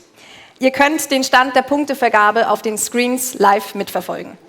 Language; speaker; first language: German; native; German